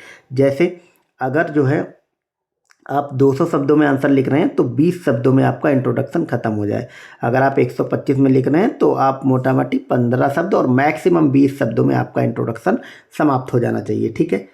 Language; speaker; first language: Hindi; native; Hindi